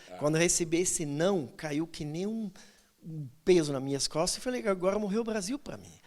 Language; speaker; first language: Portuguese; non-native, fluent; German